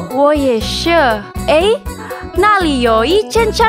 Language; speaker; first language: Chinese; non-native, learner; Indonesian